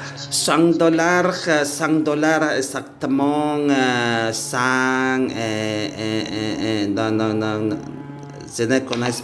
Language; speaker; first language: French; non-native, learner; Indonesian